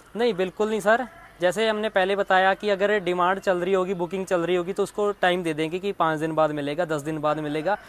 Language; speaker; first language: Hindi; native; Hindi